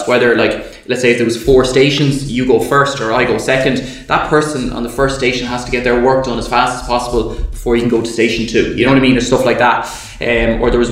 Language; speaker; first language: English; native; English